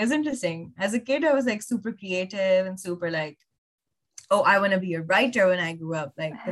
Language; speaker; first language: English; non-native, local second language; Urdu